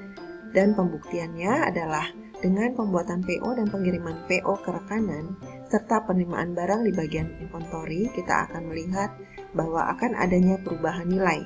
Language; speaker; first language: Indonesian; native; Indonesian